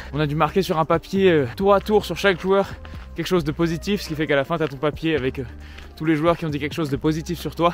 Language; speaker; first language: French; native; French